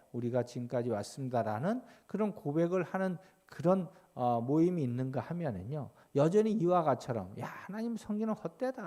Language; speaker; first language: Korean; native; Korean